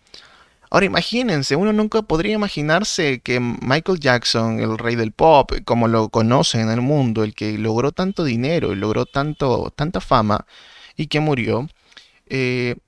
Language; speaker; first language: Spanish; native; Spanish